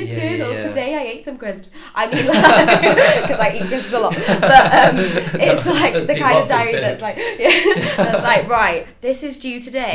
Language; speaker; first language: English; native; English